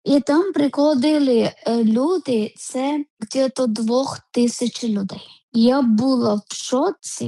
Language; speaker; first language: Ukrainian; non-native, learner; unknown